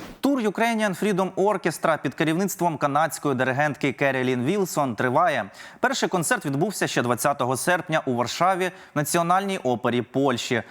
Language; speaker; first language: Ukrainian; native; Ukrainian